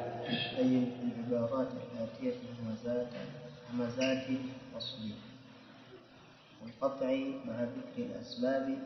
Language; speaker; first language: Arabic; non-native, learner; Swahili